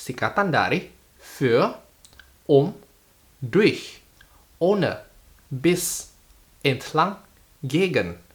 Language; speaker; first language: German; non-native, fluent; Indonesian